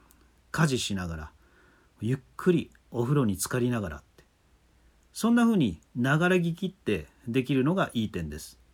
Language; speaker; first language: Japanese; native; Japanese